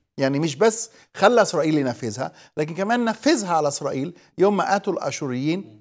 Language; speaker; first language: Arabic; native; Arabic